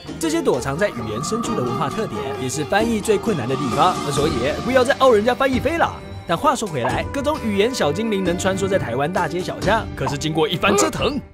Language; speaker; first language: Chinese; native; Chinese